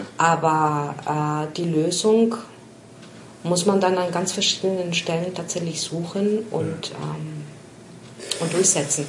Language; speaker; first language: German; non-native, fluent; Spanish